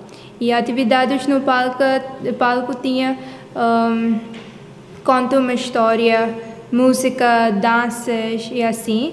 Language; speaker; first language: Portuguese; non-native, learner; Konkani